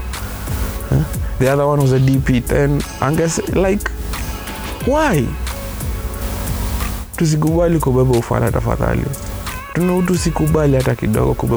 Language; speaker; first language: English; non-native, local second language; Kikuyu